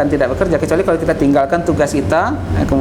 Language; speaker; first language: Indonesian; native; Indonesian